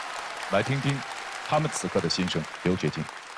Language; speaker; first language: Chinese; native; Chinese